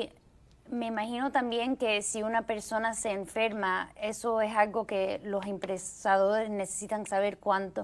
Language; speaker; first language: Spanish; early bilingual, heritage; Spanish